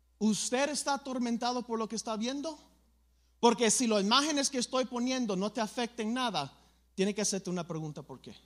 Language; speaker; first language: Spanish; early bilingual, other home language; English